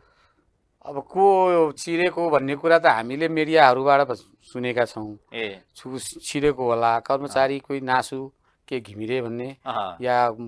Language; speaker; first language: Nepali; native; Nepali